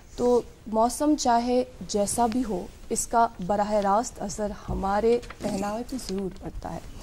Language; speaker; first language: Hindi; non-native, local second language; Kashmiri